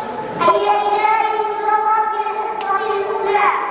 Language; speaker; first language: Arabic; non-native, learner; Urdu